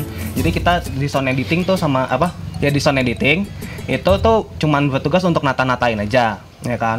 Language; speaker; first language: Indonesian; native; Indonesian